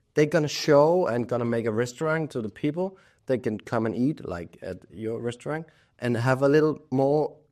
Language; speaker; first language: English; non-native, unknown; Danish